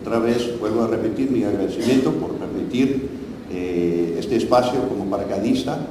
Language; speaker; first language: Spanish; non-native, fluent; English